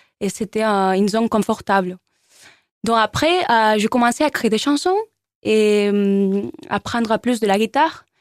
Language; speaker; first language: French; non-native, learner; Spanish